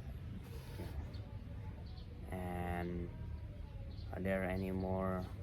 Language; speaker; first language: English; non-native, fluent; Indonesian